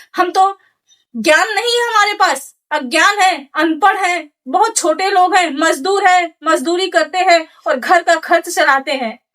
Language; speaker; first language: Hindi; native; Hindi